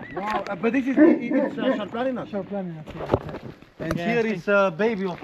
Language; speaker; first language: English; non-native, learner; Macedonian